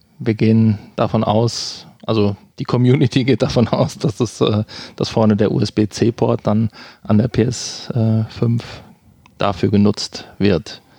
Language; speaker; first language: German; native; German